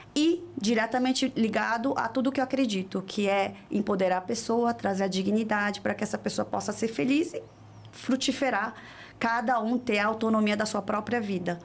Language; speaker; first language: Portuguese; early bilingual, other home language; Korean